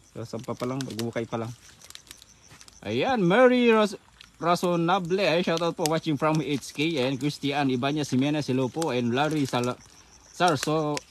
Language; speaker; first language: Filipino; non-native, local second language; Iloko